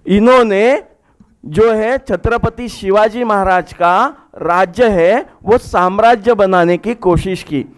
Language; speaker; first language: Hindi; non-native, local second language; Marathi